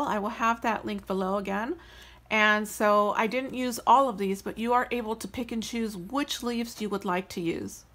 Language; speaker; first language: English; native; English